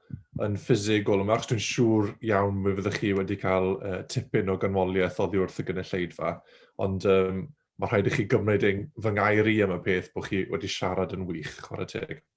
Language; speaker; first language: Welsh; native; Welsh